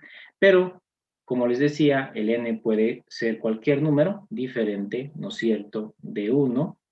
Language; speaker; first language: Spanish; native; Spanish